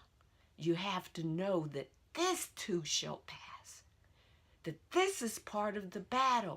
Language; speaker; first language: English; native; English